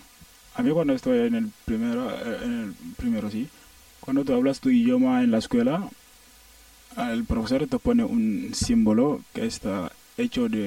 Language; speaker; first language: Spanish; non-native, learner; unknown